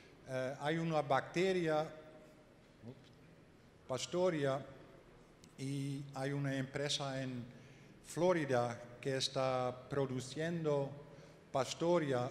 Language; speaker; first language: Spanish; non-native, learner; Dutch